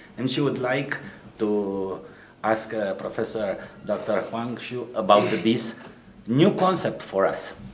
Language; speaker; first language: English; non-native, fluent; Romanian